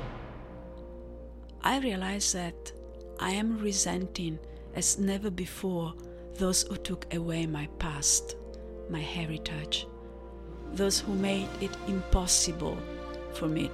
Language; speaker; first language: English; non-native, fluent; Italian